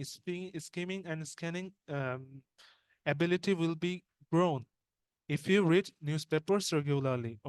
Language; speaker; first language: English; non-native, fluent; Bangla